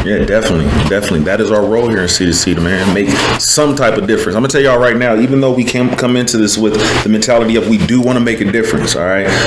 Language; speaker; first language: English; native; English